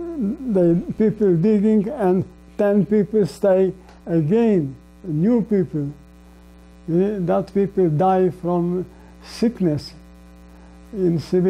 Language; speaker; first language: English; non-native, learner; Polish